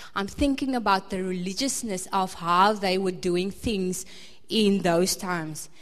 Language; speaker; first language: English; non-native, local second language; Afrikaans